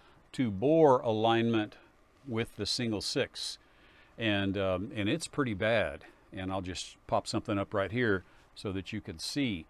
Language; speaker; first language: English; native; English